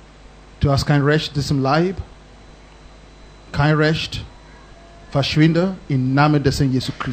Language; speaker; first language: German; non-native, learner; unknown